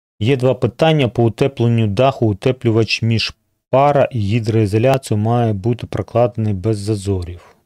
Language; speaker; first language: Ukrainian; non-native, local second language; Russian